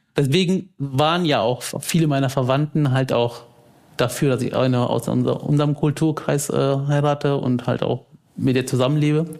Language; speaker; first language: German; early bilingual, other home language; Tamil